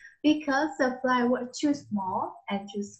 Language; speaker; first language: English; non-native, learner; Vietnamese